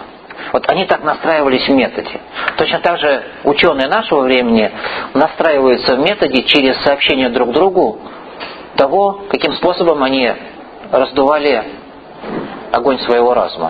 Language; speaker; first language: Russian; native; Russian